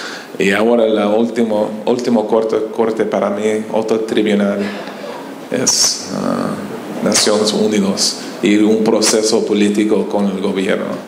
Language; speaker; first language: Spanish; non-native, learner; English